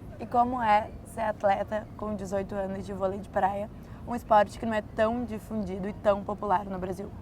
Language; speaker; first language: Portuguese; native; Portuguese